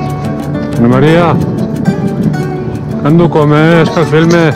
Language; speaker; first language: Norwegian; non-native, fluent; Spanish